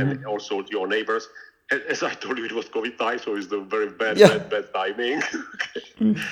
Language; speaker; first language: English; non-native, learner; Czech